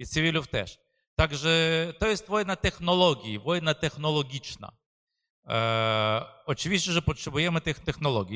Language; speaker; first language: Polish; non-native, fluent; Ukrainian